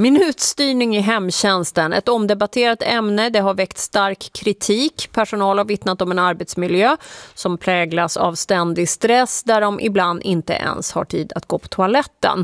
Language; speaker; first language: Swedish; native; Swedish